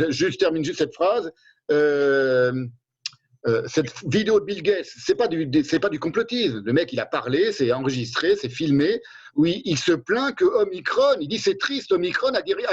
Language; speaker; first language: French; native; French